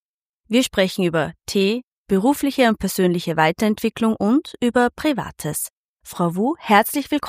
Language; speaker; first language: German; native; German